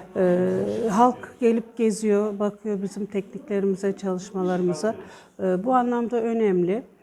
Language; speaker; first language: Turkish; native; Turkish